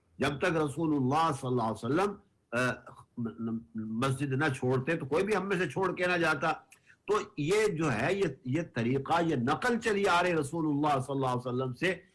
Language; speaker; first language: Urdu; native; Urdu